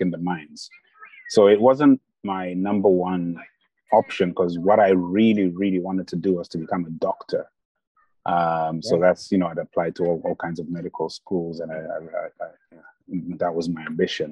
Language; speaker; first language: English; non-native, local second language; Bemba